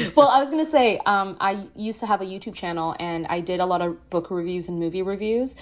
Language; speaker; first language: English; native; English